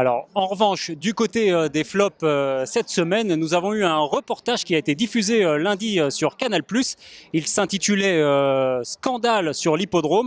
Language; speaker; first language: French; native; French